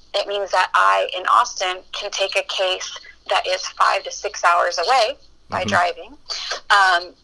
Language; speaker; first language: English; early bilingual, other home language; Spanish